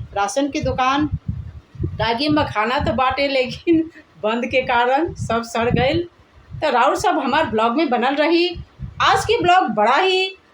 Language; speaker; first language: Bhojpuri; non-native, local second language; Maithili